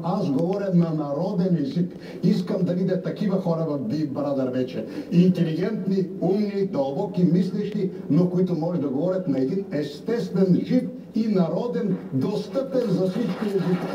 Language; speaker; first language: Bulgarian; native; Bulgarian